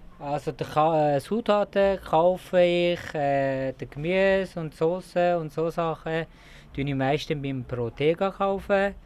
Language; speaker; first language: German; non-native, learner; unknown